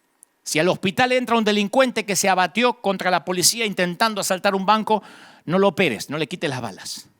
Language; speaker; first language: Spanish; native; Spanish